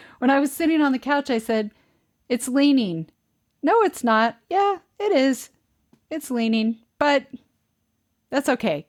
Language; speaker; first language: English; native; English